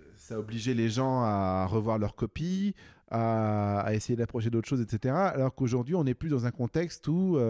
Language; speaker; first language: French; native; French